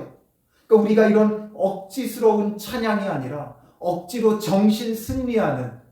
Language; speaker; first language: Korean; native; Korean